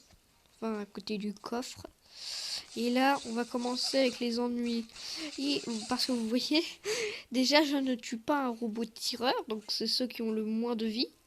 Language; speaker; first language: French; native; French